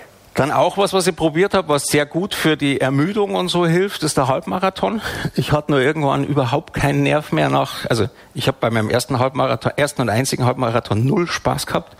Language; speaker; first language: German; native; German